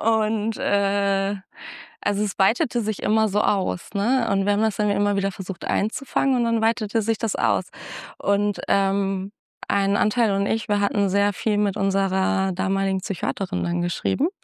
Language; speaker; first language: German; native; German